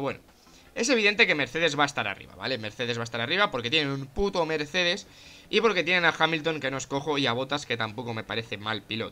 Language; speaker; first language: Spanish; native; Spanish